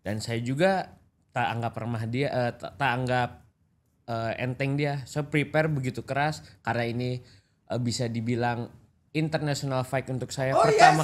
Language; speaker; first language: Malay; non-native, local second language; Indonesian